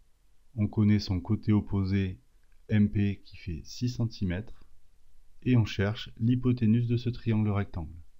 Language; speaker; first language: French; native; French